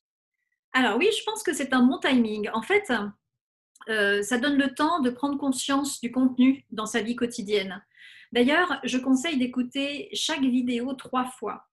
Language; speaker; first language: French; native; French